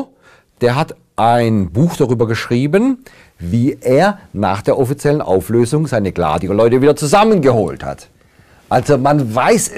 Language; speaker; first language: German; native; German